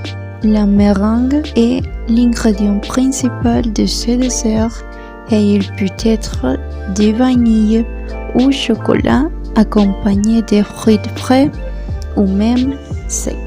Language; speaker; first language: French; non-native, learner; Spanish